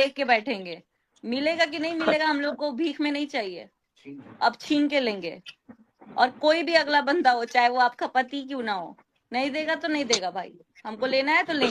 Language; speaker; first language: Hindi; native; Hindi